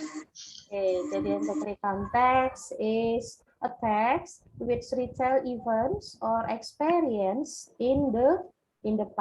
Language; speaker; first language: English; non-native, fluent; Indonesian